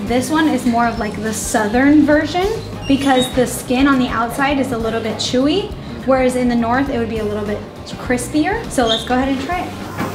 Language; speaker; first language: English; early bilingual, other home language; Chinese